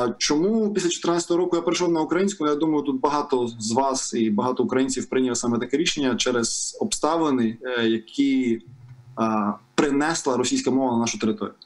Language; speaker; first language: Ukrainian; non-native, local second language; Russian